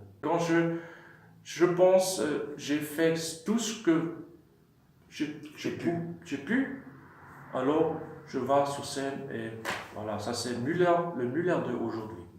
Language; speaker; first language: French; non-native, fluent; German